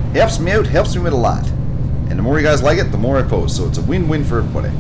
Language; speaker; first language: English; native; English